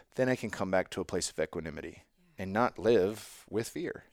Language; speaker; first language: English; native; English